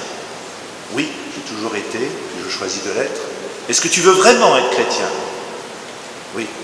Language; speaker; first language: French; native; French